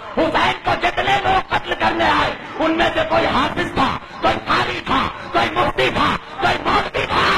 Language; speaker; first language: Urdu; native; Urdu